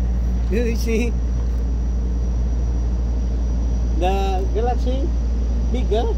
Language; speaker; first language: English; non-native, local second language; Filipino